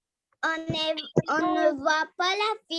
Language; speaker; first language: French; non-native, learner; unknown